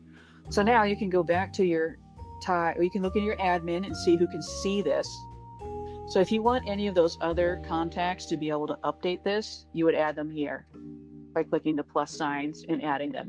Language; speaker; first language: English; native; English